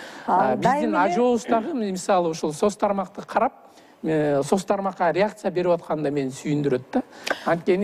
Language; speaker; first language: Kyrgyz; native; Kyrgyz